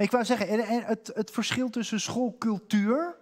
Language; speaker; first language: Dutch; native; Dutch